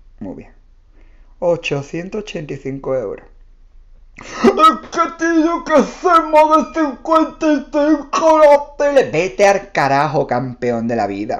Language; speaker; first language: Spanish; native; Spanish